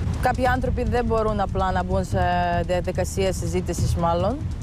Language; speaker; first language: Greek; non-native, fluent; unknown